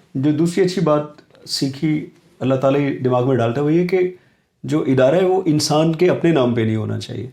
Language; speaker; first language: Urdu; non-native, local second language; Punjabi